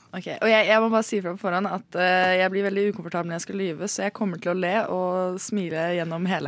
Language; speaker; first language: Norwegian; native; Norwegian